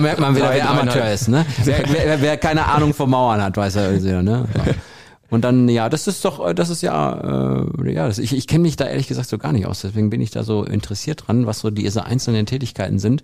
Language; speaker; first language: German; native; German